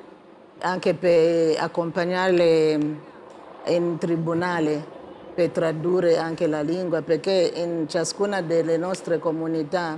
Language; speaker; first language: Italian; non-native, fluent; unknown